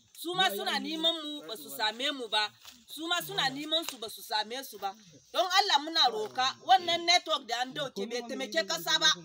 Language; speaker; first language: Hausa; non-native, local second language; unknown